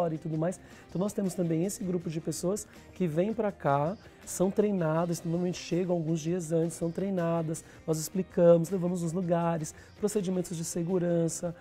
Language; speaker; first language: Portuguese; native; Portuguese